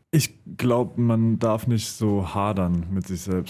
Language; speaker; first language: German; native; German